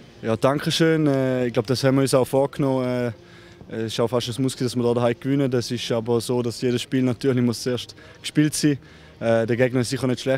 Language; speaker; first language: German; native; German